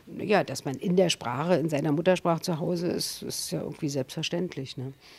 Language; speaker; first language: German; native; German